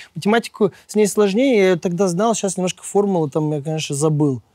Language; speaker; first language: Russian; native; Russian